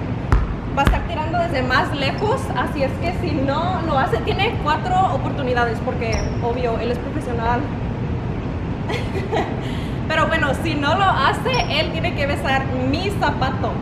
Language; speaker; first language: Spanish; native; Spanish